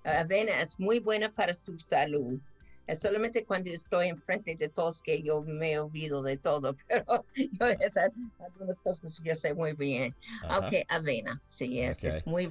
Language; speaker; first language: Spanish; non-native, fluent; English